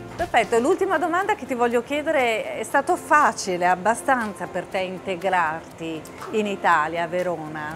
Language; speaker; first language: Italian; native; Italian